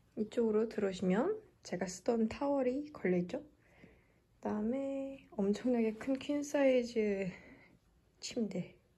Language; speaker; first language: Korean; native; Korean